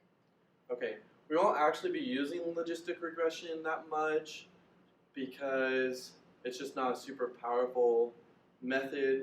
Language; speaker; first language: English; native; English